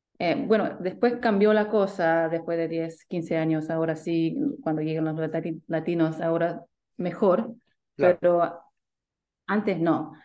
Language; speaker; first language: Spanish; early bilingual, heritage; Spanish